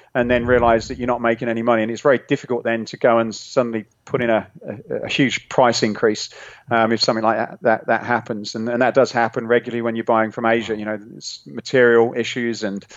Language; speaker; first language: English; native; English